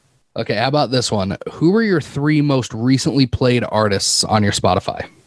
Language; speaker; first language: English; native; English